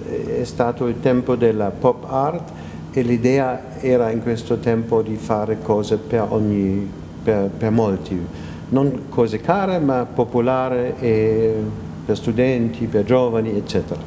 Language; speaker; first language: Italian; non-native, fluent; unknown